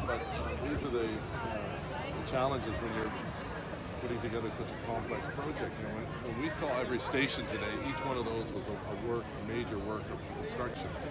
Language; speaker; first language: English; native; English